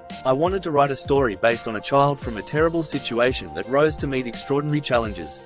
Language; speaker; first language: English; native; English